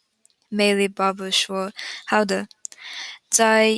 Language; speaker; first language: Chinese; non-native, learner; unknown